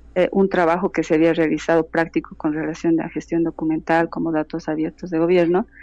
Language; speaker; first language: Spanish; native; Spanish